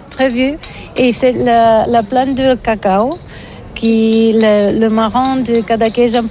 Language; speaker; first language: French; non-native, learner; Catalan